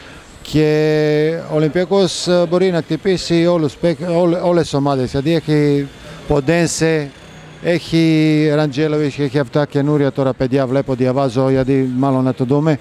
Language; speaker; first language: Greek; non-native, fluent; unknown